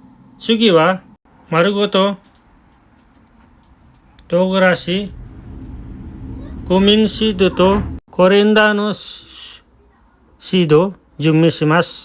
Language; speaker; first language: Japanese; non-native, learner; Nepali